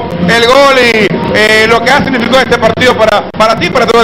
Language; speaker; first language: Spanish; native; Spanish